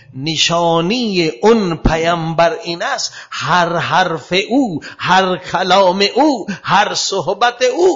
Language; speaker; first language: Persian; non-native, fluent; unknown